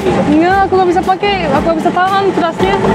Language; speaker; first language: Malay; non-native, fluent; Turkish